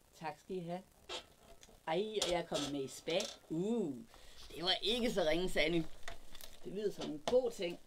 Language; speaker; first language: Danish; native; Danish